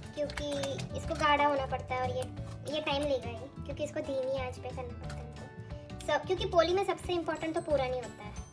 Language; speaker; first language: Hindi; non-native, local second language; Marathi